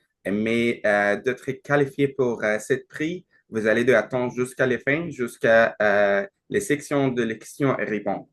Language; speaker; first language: French; non-native, learner; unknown